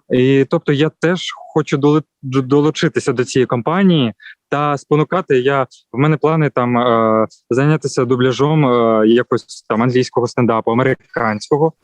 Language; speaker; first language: Ukrainian; non-native, local second language; Russian